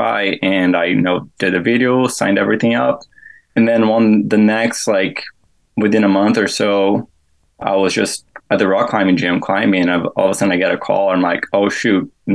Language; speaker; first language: English; non-native, fluent; Portuguese